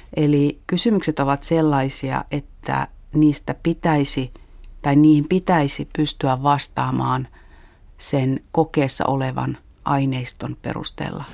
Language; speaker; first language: Finnish; native; Finnish